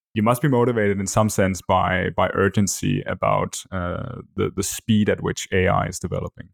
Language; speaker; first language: English; non-native, fluent; Danish